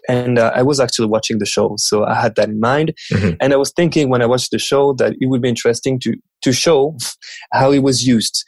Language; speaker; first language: English; non-native, fluent; French